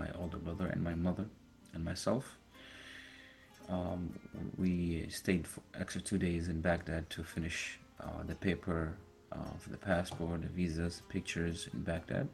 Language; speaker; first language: English; early bilingual, other home language; Arabic